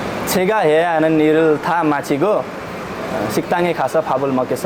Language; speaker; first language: Korean; non-native, learner; Nepali